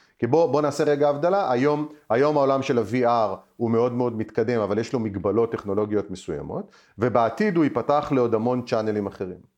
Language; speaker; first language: Hebrew; native; Hebrew